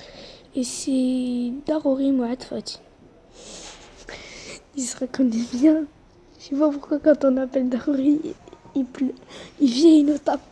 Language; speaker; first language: French; non-native, local second language; Arabic